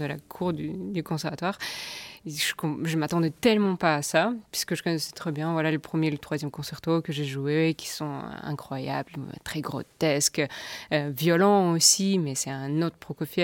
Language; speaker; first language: French; non-native, fluent; Russian